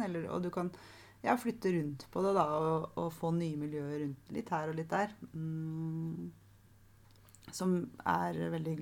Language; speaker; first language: Norwegian; native; Norwegian